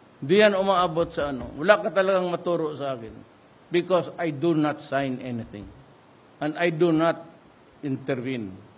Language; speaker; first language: Filipino; non-native, local second language; Cebuano